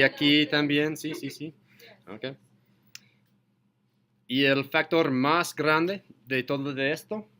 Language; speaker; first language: Spanish; non-native, learner; English